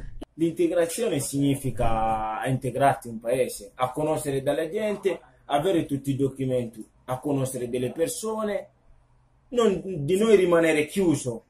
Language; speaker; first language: Italian; non-native, local second language; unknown